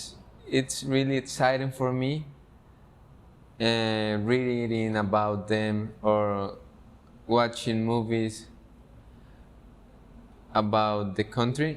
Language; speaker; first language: English; non-native, fluent; Spanish